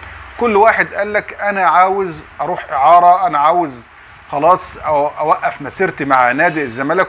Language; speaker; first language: Arabic; native; Arabic